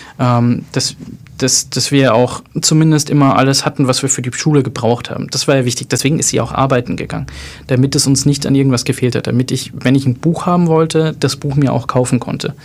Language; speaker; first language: German; native; German